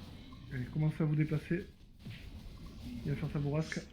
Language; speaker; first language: French; native; French